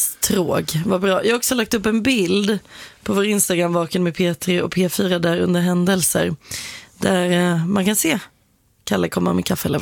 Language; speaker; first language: Swedish; native; Swedish